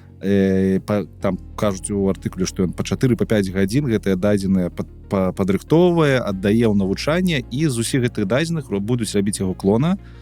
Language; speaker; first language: Belarusian; non-native, local second language; Russian